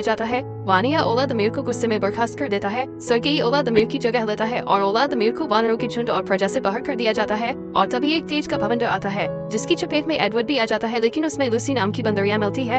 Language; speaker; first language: Hindi; native; Hindi